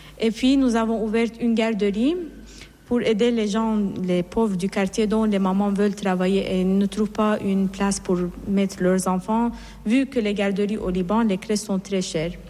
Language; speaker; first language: French; non-native, fluent; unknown